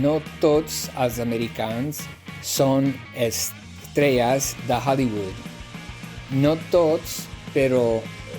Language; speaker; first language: Catalan; non-native, learner; English